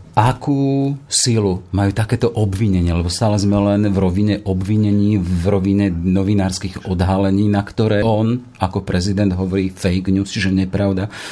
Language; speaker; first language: Slovak; native; Slovak